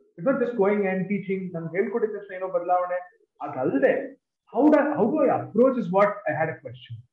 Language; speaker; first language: English; non-native, local second language; Kannada